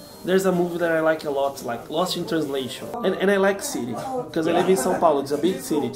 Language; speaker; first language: English; non-native, fluent; Portuguese